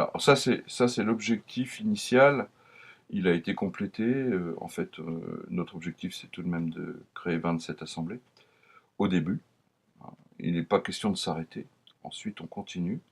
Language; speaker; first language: French; native; French